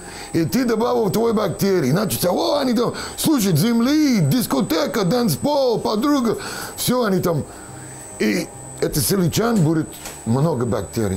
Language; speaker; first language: Russian; non-native, learner; English